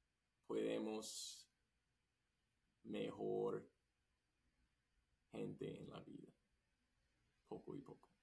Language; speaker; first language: Spanish; non-native, learner; English